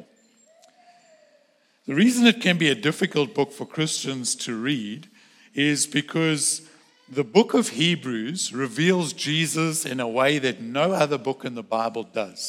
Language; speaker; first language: English; native; English